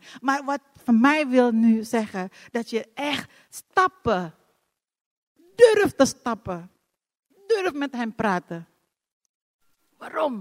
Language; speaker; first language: Dutch; non-native, fluent; Indonesian